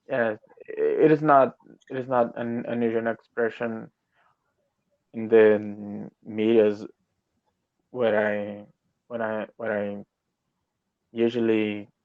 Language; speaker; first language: English; non-native, learner; Portuguese